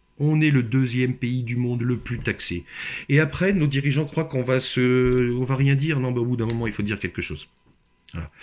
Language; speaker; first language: French; native; French